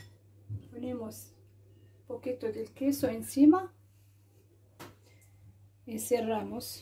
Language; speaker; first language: Spanish; non-native, fluent; Arabic